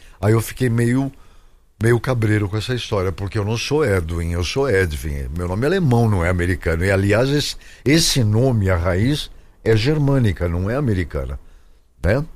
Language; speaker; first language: Portuguese; native; Portuguese